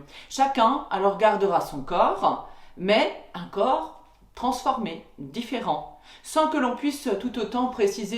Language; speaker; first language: French; native; French